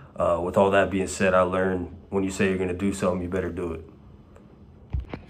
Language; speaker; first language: English; native; English